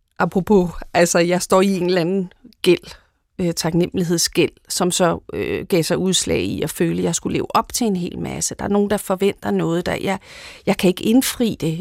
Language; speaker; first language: Danish; native; Danish